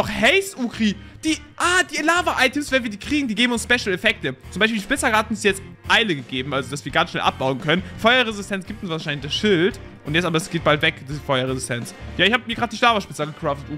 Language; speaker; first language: German; native; German